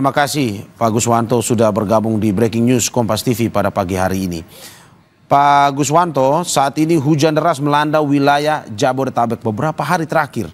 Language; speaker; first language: Indonesian; native; Indonesian